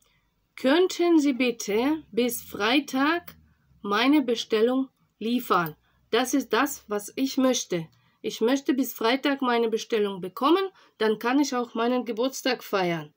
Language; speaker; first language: German; non-native, fluent; Russian